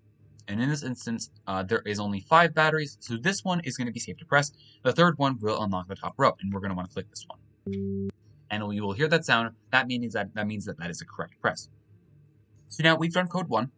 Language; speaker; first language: English; native; English